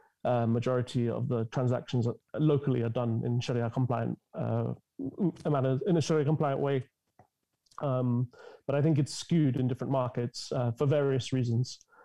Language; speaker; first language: English; native; English